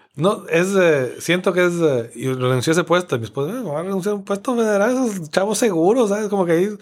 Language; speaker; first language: Spanish; native; Spanish